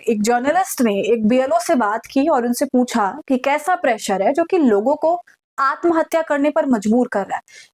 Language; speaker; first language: Hindi; native; Hindi